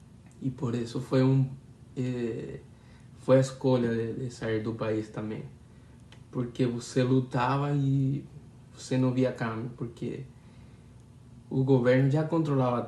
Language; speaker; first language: Portuguese; non-native, learner; Spanish